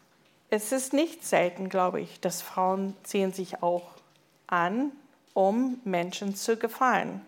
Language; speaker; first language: German; non-native, fluent; English